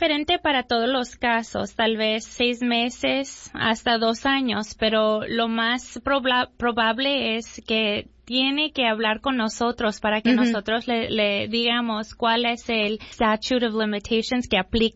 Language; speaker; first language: Spanish; early bilingual, heritage; Spanish